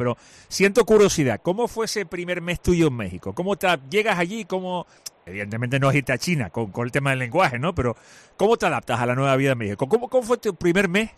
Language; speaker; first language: Spanish; native; Spanish